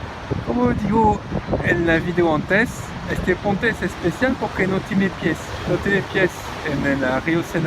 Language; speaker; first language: Spanish; non-native, learner; French